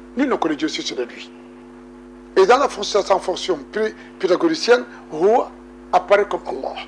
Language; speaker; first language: French; non-native, local second language; Wolof